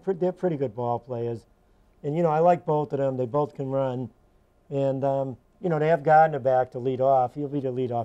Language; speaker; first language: English; native; English